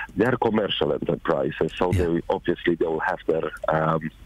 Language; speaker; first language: English; non-native, fluent; Romanian